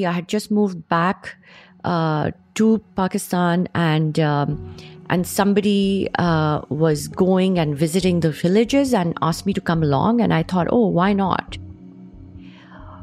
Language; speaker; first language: English; non-native, local second language; Urdu